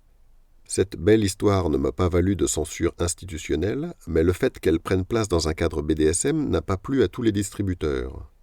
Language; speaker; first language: French; native; French